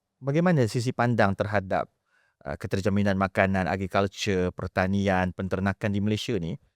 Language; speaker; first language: Malay; native; Malay